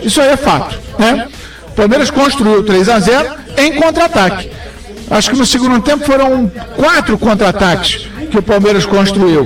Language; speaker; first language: Portuguese; native; Portuguese